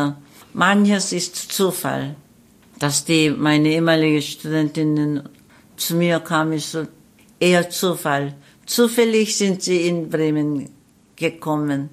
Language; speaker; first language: German; non-native, learner; Korean